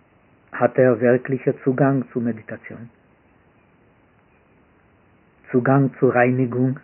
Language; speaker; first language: German; non-native, fluent; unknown